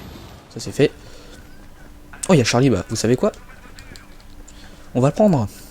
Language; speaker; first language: French; native; French